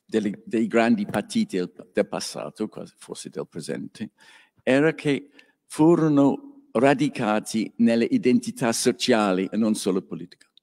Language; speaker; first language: Italian; non-native, learner; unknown